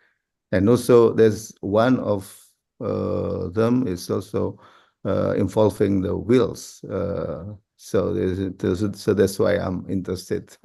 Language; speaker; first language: English; non-native, fluent; Indonesian